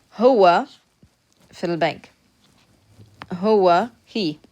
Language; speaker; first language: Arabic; non-native, fluent; English